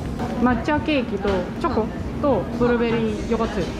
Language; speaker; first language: Korean; native; Korean